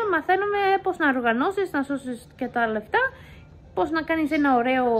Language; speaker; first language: Greek; early bilingual, heritage; Greek